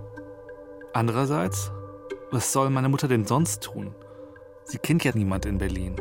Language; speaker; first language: German; native; German